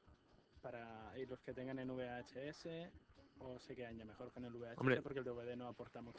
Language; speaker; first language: Spanish; native; Spanish